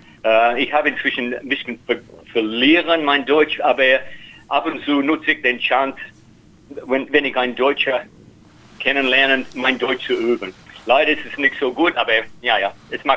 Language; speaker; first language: German; non-native, learner; English